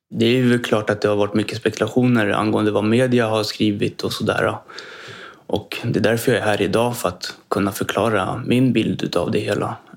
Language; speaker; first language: Swedish; native; Swedish